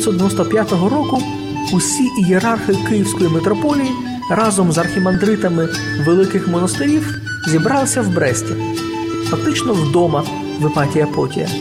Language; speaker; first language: Ukrainian; native; Ukrainian